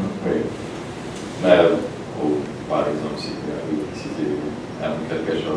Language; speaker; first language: French; non-native, learner; Polish